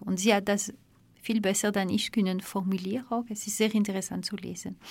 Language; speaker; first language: German; non-native, fluent; Dutch